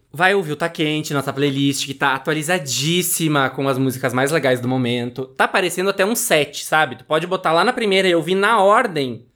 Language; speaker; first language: Portuguese; native; Portuguese